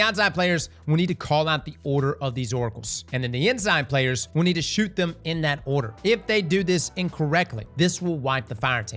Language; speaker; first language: English; native; English